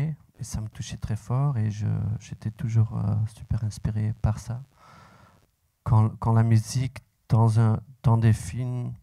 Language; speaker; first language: French; non-native, local second language; Dutch